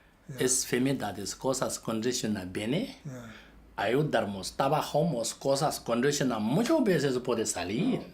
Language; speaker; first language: Spanish; non-native, learner; Tibetan